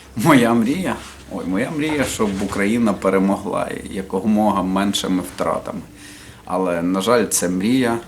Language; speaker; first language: Ukrainian; native; Ukrainian